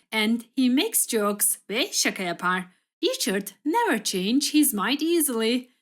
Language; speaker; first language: English; non-native, fluent; Turkish